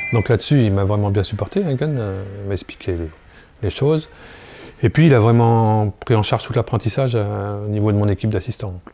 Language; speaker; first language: French; native; French